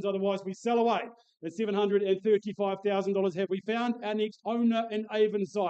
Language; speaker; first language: English; native; English